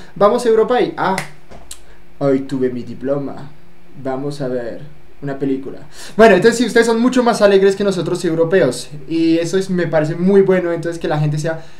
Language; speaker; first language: Spanish; non-native, fluent; French